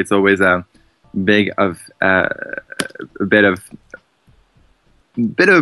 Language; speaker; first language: English; native; English